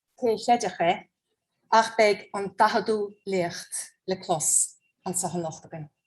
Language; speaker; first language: Irish; native; Irish